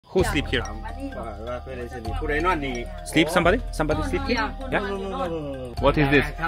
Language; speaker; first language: English; non-native, learner; Polish